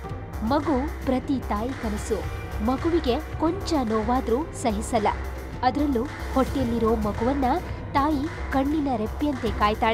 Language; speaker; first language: Kannada; native; Kannada